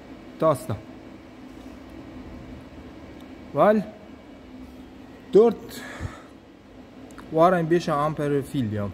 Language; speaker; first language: German; non-native, learner; Persian